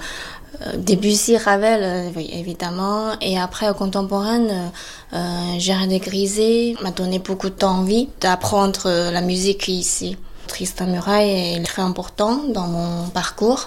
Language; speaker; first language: French; non-native, fluent; Chinese